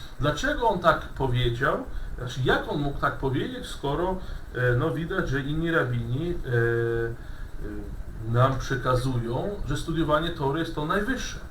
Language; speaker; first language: Polish; non-native, fluent; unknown